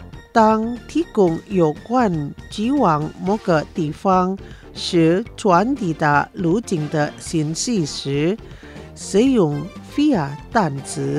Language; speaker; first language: Chinese; non-native, fluent; Indonesian